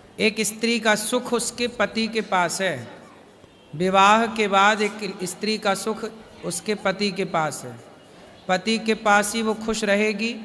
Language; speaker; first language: Hindi; native; Hindi